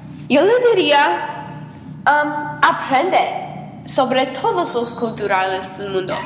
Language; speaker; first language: Spanish; non-native, learner; English